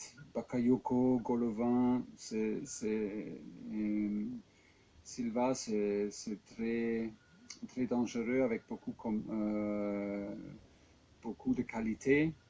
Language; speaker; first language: French; non-native, fluent; German